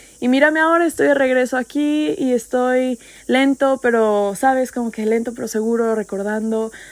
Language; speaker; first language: Spanish; native; Spanish